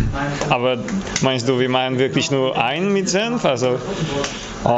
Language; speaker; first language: German; non-native, fluent; Polish